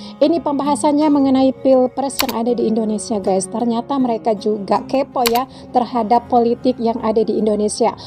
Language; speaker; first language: Indonesian; native; Indonesian